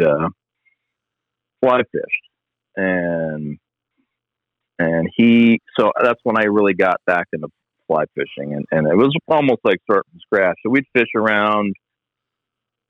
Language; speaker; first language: English; native; English